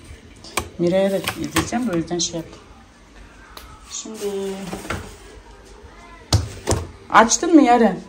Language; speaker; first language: Turkish; native; Turkish